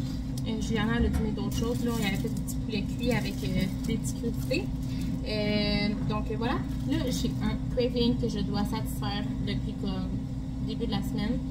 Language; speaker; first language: French; native; French